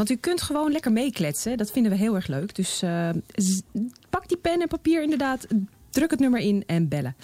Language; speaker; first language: Dutch; native; Dutch